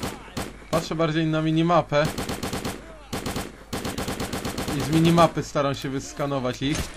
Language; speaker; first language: Polish; native; Polish